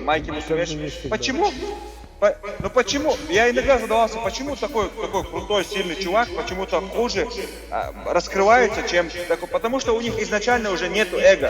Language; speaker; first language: Russian; non-native, local second language; Chechen